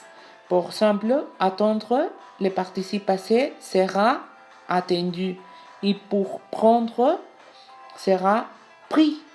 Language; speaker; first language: French; non-native, learner; Spanish